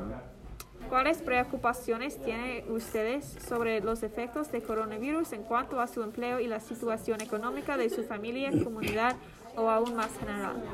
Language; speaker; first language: Spanish; non-native, learner; English